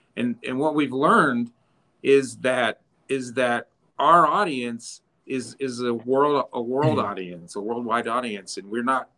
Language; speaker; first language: English; native; English